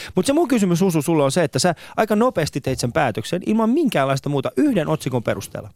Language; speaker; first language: Finnish; non-native, fluent; Persian